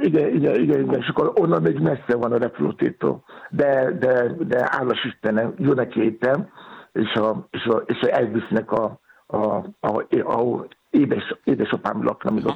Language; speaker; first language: Hungarian; non-native, fluent; Yoruba